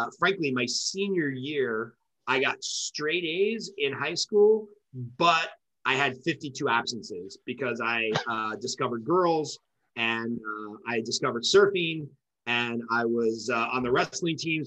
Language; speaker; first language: English; native; English